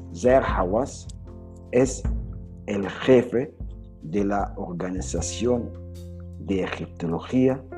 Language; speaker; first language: Spanish; non-native, fluent; Arabic